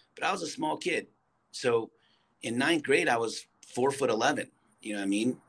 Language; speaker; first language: English; native; English